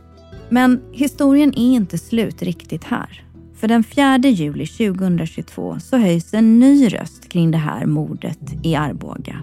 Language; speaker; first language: Swedish; native; Swedish